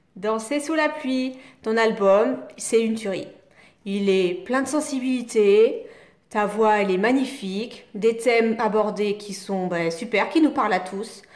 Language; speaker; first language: French; native; French